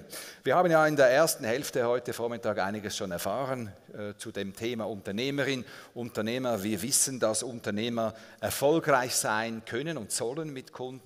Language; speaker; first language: German; native; German